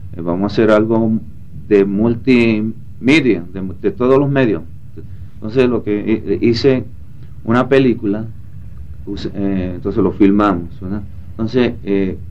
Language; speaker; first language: Spanish; early bilingual, heritage; Spanish